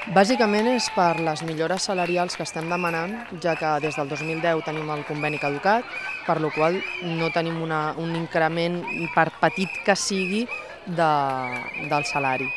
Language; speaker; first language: Catalan; native; Catalan